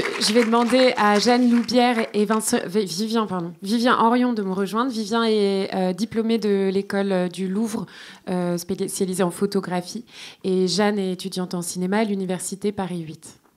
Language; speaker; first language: French; native; French